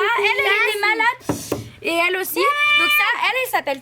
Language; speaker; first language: French; early bilingual, heritage; French